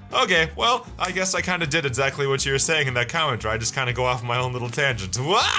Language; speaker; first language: English; native; English